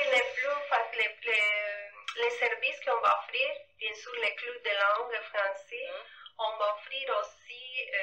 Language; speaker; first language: French; non-native, fluent; Spanish